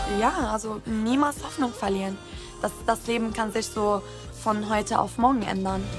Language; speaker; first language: German; non-native, fluent; Arabic